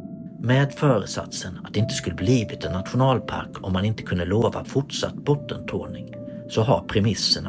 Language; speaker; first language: Swedish; native; Swedish